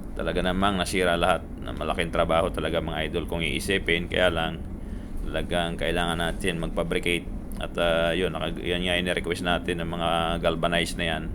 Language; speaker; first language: Filipino; native; Filipino